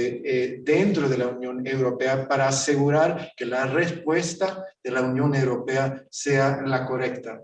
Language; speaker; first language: Spanish; non-native, fluent; Swedish